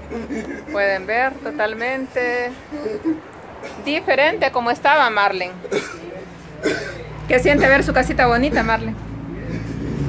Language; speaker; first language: Spanish; native; Spanish